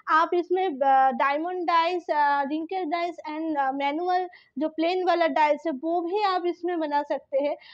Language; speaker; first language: Hindi; non-native, local second language; Bangla